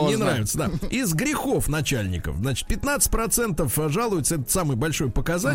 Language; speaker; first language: Russian; native; Russian